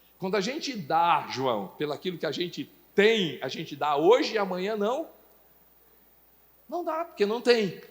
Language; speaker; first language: Portuguese; native; Portuguese